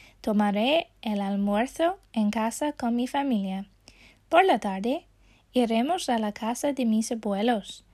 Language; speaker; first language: Spanish; non-native, fluent; English